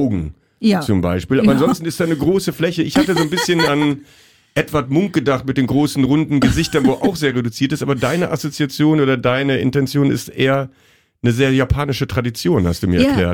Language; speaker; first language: German; native; German